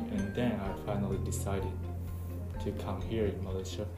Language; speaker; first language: English; non-native, fluent; Japanese